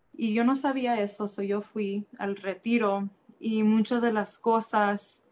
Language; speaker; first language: Spanish; early bilingual, heritage; Spanish